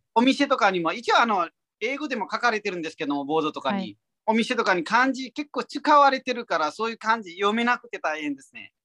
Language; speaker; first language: Japanese; non-native, fluent; Nepali